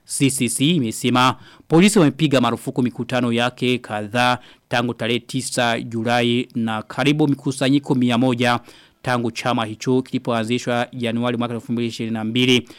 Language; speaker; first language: Swahili; non-native, local second language; Rundi